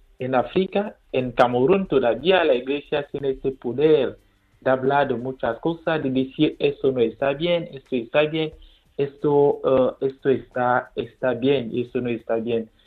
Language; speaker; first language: Spanish; non-native, fluent; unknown